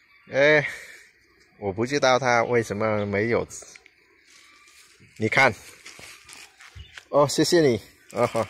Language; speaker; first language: Chinese; non-native, learner; Vietnamese